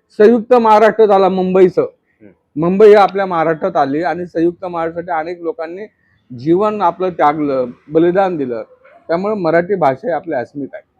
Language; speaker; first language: Marathi; native; Marathi